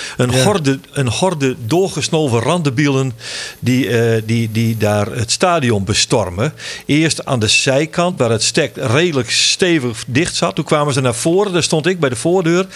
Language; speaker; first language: Dutch; non-native, local second language; Western Frisian